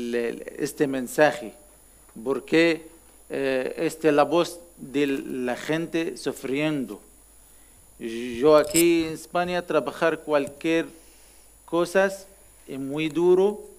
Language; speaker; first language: Spanish; non-native, learner; Arabic